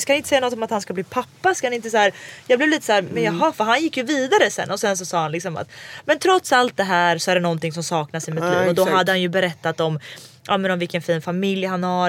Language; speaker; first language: Swedish; early bilingual, other home language; Croatian